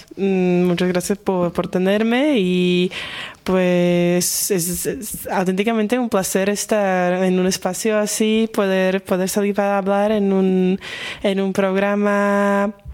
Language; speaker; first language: Spanish; non-native, fluent; Slovak